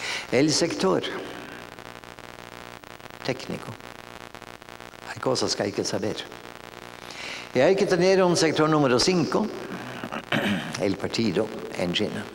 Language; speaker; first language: Spanish; non-native, fluent; Norwegian